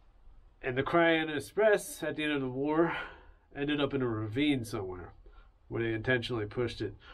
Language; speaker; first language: English; native; English